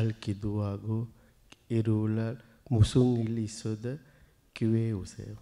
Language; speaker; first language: Korean; non-native, learner; Sinhala